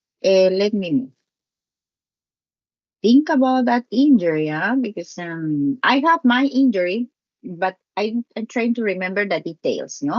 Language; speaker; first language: English; non-native, learner; Spanish